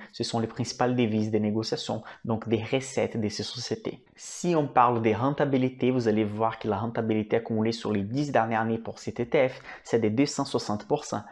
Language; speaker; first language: French; non-native, fluent; Portuguese